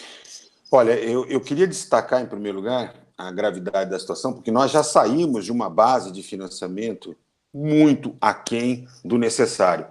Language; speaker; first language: Portuguese; native; Portuguese